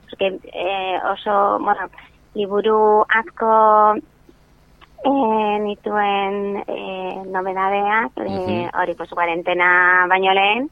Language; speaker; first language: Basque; non-native, local second language; Spanish